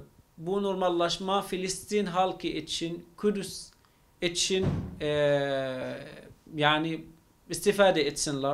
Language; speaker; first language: Turkish; non-native, fluent; Arabic